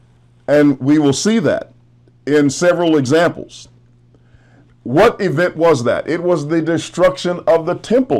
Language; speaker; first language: English; native; English